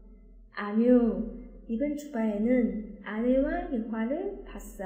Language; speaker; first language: Korean; non-native, fluent; Chinese